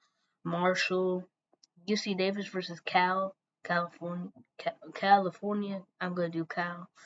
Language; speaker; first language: English; native; English